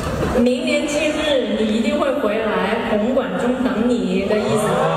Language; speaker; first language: Chinese; non-native, local second language; Cantonese